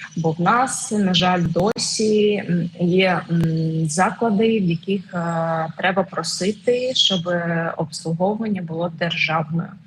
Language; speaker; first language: Ukrainian; non-native, local second language; Russian